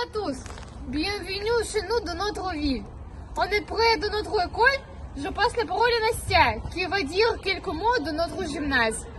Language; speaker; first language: French; non-native, learner; Russian